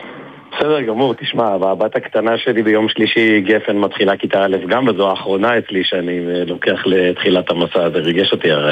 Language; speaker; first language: Hebrew; native; Hebrew